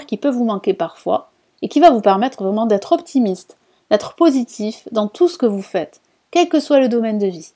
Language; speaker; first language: French; native; French